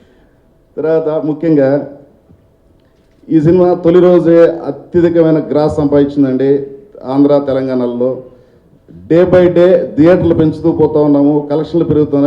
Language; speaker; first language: Telugu; native; Telugu